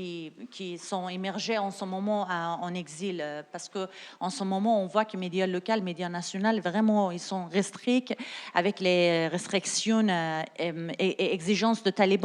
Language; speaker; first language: French; non-native, learner; Persian